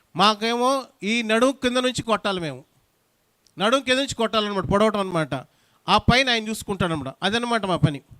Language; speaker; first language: Telugu; non-native, local second language; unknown